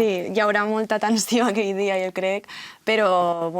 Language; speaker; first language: Catalan; non-native, local second language; Spanish